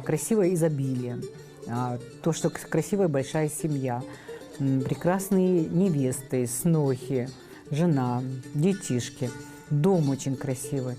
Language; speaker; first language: Russian; native; Russian